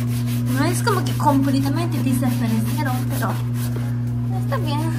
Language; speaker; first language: Spanish; non-native, learner; Japanese